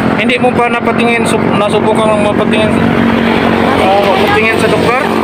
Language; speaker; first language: Filipino; non-native, local second language; Hiligaynon